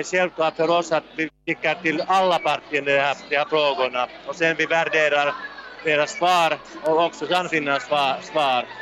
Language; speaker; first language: Swedish; non-native, local second language; Finnish